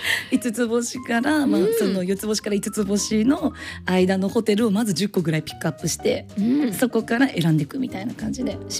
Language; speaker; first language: Japanese; native; Japanese